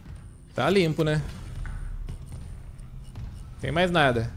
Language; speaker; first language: Portuguese; native; Portuguese